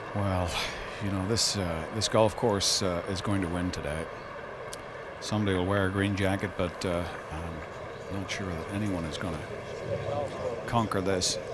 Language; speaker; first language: English; native; English